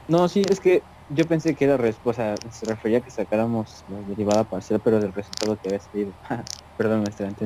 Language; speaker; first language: Spanish; native; Spanish